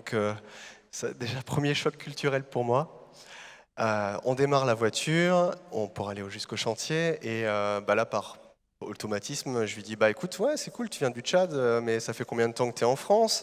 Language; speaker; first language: French; native; French